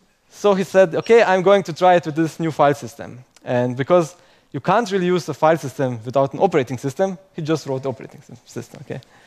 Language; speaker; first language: English; non-native, fluent; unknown